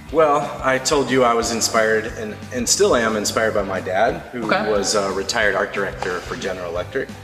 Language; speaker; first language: English; native; English